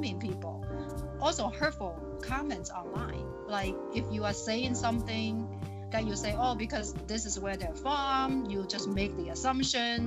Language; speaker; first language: English; non-native, fluent; Chinese